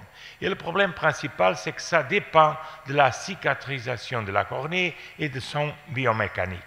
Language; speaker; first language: French; non-native, fluent; Portuguese